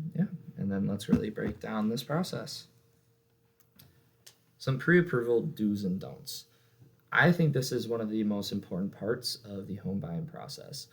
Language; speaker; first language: English; native; English